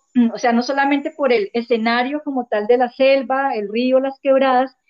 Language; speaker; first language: Spanish; native; Spanish